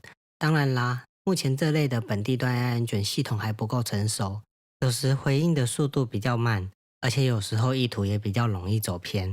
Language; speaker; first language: Chinese; native; Chinese